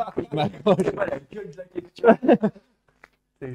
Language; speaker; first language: French; native; French